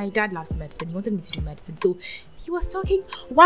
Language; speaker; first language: English; non-native, local second language; Akan